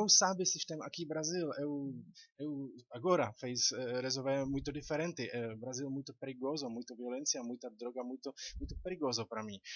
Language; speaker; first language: Portuguese; non-native, learner; Czech